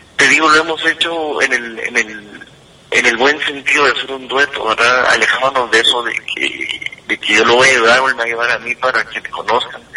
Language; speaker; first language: Spanish; native; Spanish